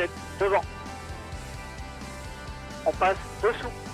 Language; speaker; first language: French; native; French